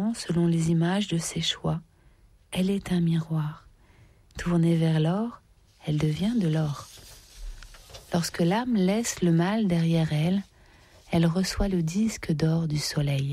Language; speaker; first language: French; native; French